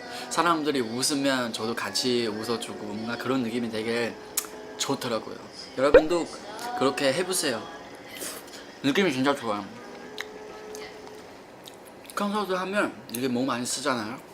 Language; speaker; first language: Korean; non-native, learner; Chinese